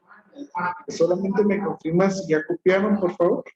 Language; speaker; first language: Spanish; native; Spanish